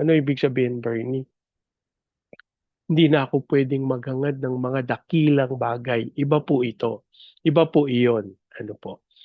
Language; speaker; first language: Filipino; native; Filipino